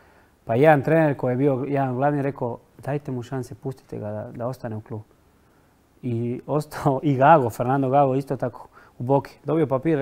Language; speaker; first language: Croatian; non-native, fluent; Spanish